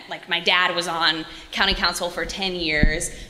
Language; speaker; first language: English; native; English